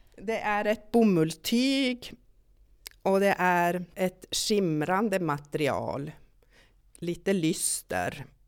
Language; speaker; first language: Swedish; native; Swedish